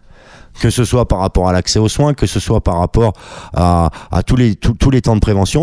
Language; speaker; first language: French; native; French